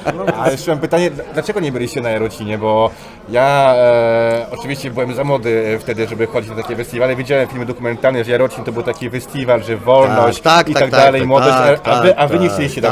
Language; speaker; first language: Polish; native; Polish